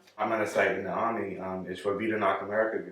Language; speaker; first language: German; non-native, learner; English